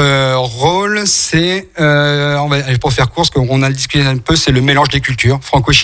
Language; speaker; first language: French; native; French